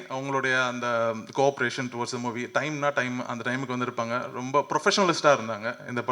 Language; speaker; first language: Tamil; native; Tamil